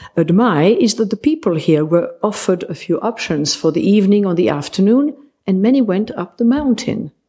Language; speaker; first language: English; non-native, fluent; French